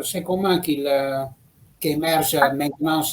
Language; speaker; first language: French; non-native, fluent; Italian